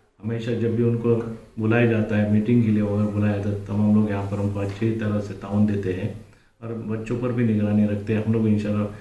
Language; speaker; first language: Urdu; native; Urdu